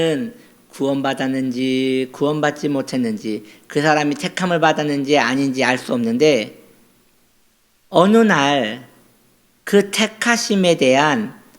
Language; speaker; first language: Korean; native; Korean